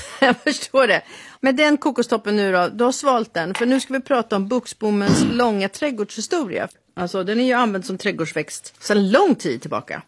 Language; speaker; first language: Swedish; native; Swedish